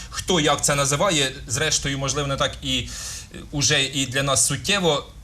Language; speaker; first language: Ukrainian; native; Ukrainian